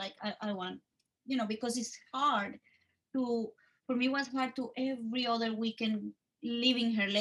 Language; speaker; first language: English; non-native, fluent; Spanish